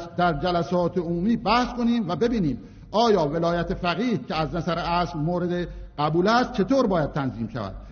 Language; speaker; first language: Persian; non-native, local second language; Azerbaijani